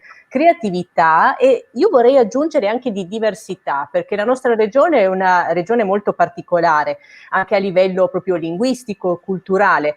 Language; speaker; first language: Italian; native; Italian